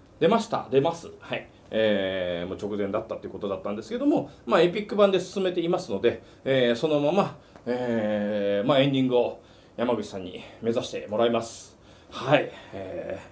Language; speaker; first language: Japanese; native; Japanese